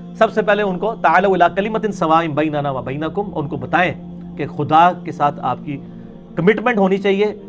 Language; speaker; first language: Urdu; non-native, local second language; Punjabi